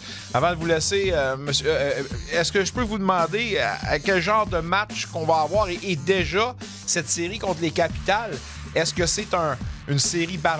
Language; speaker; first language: French; native; French